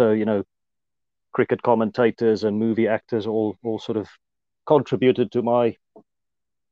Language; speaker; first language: English; non-native, local second language; Afrikaans